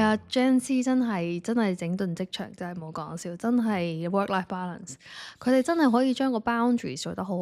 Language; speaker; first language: Cantonese; native; Cantonese